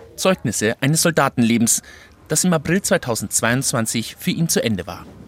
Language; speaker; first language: German; native; German